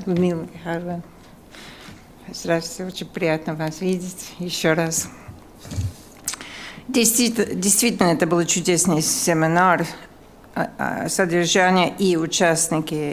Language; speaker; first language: Russian; non-native, fluent; English